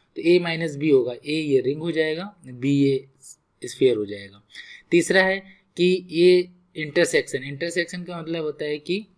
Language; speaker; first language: Hindi; native; Hindi